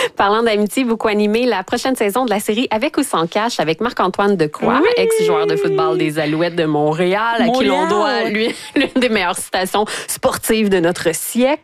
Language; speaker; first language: French; native; French